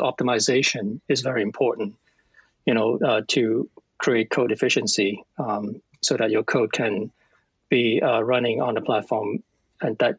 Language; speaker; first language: English; non-native, local second language; Cantonese